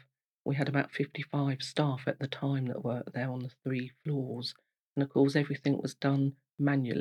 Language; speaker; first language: English; native; English